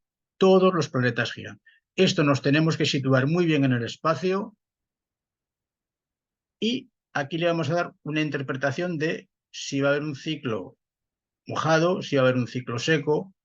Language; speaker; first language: Spanish; native; Spanish